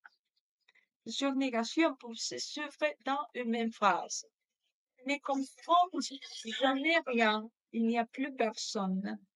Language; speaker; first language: French; non-native, learner; Spanish